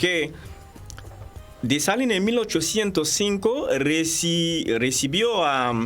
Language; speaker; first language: Spanish; non-native, fluent; Haitian Creole